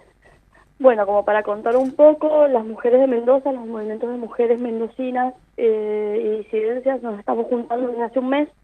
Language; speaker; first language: Spanish; native; Spanish